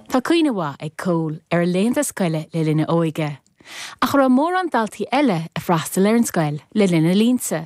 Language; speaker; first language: Irish; native; Irish